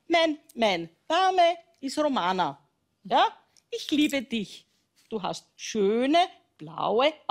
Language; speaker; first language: German; native; German